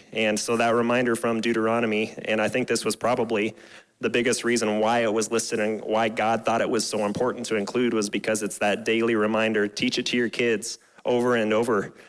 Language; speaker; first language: English; native; English